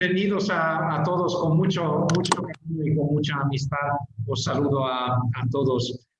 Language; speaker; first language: Spanish; non-native, fluent; Hungarian